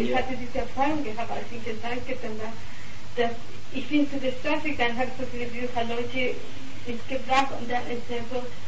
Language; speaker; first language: German; non-native, learner; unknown